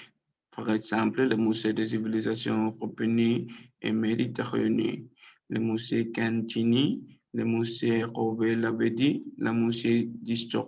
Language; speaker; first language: French; non-native, learner; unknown